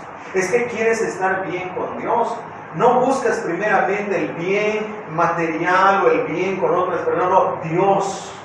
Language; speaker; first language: Spanish; native; Spanish